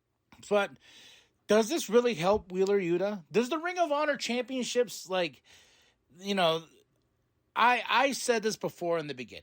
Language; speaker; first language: English; native; English